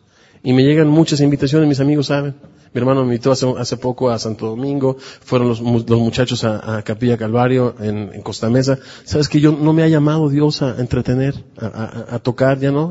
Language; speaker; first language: Spanish; native; Spanish